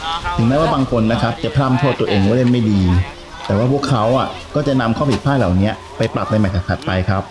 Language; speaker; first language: Thai; native; Thai